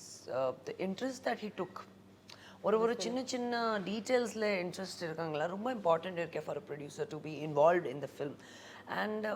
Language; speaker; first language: Tamil; non-native, learner; Hindi